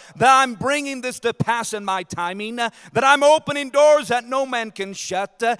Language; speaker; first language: English; native; English